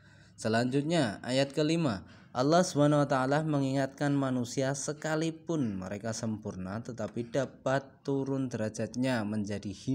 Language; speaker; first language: Indonesian; native; Indonesian